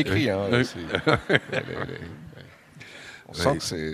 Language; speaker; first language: French; native; French